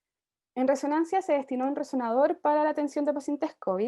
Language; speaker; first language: Spanish; native; Spanish